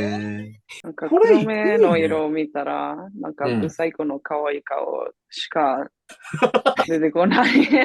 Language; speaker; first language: Japanese; non-native, fluent; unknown